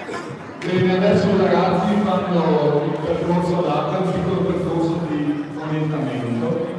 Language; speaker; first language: Italian; native; Italian